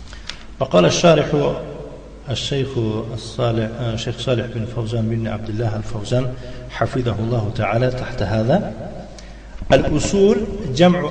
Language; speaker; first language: Arabic; non-native, fluent; Tajik